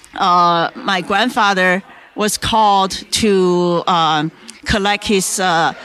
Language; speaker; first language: English; non-native, fluent; Chinese